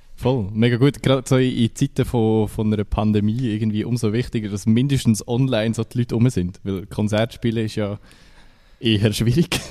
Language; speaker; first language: German; native; German